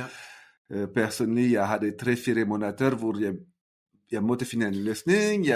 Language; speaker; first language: Norwegian; non-native, fluent; French